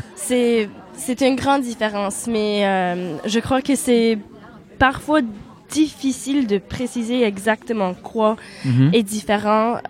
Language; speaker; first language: French; non-native, fluent; Polish